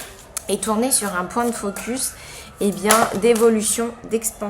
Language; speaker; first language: French; native; French